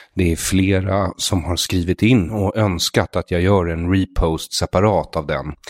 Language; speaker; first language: Swedish; native; Swedish